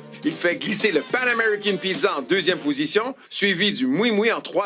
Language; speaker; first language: French; native; French